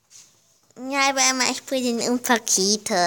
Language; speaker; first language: Spanish; non-native, learner; German